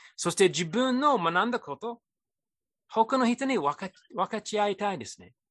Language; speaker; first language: Japanese; non-native, fluent; English